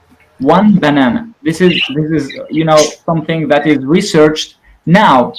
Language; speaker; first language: English; non-native, fluent; Arabic